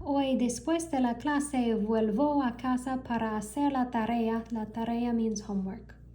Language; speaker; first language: Spanish; non-native, learner; English